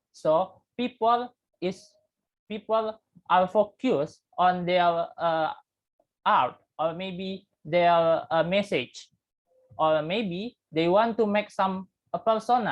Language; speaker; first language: English; non-native, learner; Indonesian